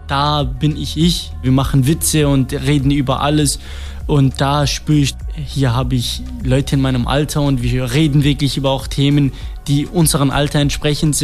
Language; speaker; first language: German; non-native, fluent; Kurdish